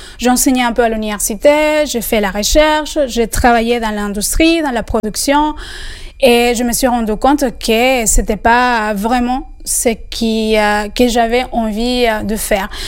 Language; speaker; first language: French; non-native, fluent; Spanish